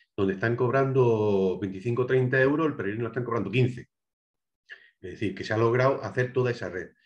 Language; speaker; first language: Spanish; native; Spanish